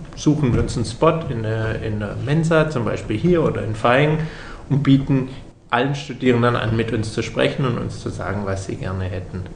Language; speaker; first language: German; native; German